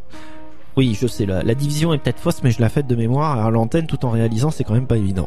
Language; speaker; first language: French; native; French